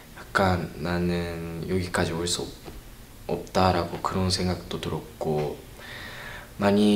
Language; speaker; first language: Korean; non-native, learner; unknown